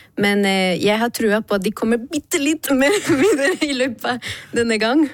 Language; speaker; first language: Norwegian; non-native, fluent; Spanish